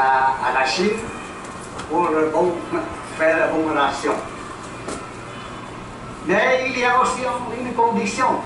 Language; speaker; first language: French; non-native, learner; Chinese